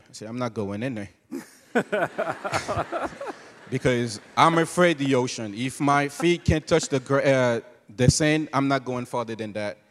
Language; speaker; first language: English; non-native, fluent; Haitian Creole